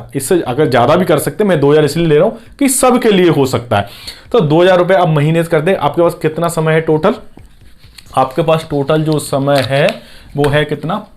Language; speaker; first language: Hindi; native; Hindi